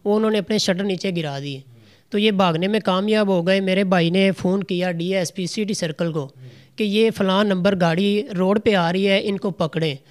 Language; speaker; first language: Urdu; non-native, local second language; Punjabi